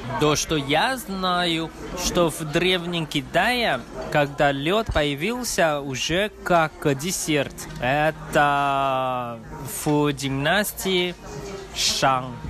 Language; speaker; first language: Russian; non-native, learner; Chinese